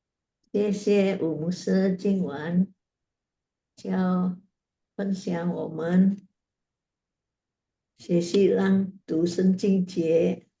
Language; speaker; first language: Chinese; non-native, learner; Indonesian